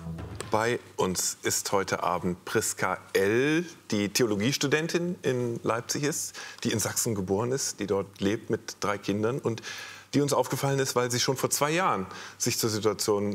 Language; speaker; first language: German; native; German